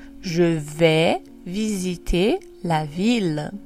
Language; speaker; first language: French; non-native, fluent; Portuguese